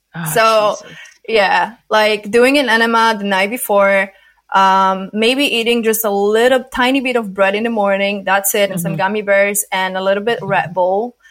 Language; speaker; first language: English; non-native, fluent; Polish